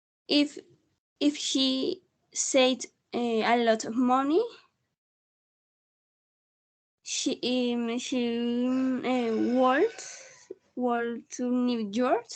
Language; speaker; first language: English; non-native, learner; Spanish